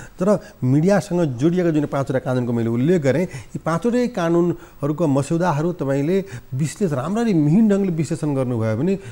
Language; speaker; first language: Nepali; non-native, local second language; Maithili